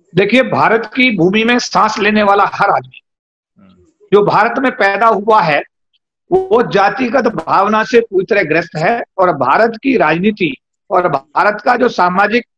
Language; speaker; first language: Hindi; native; Hindi